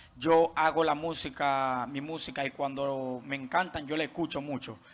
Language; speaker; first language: Spanish; native; Spanish